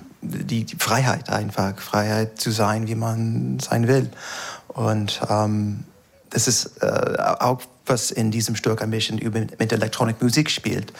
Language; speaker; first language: German; non-native, fluent; English